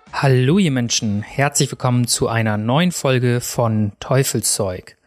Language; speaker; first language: German; native; German